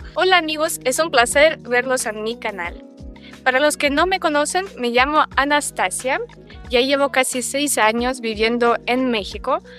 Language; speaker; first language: Spanish; non-native, fluent; Russian